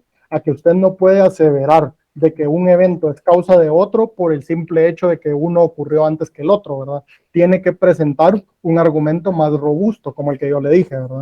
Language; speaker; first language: Spanish; native; Spanish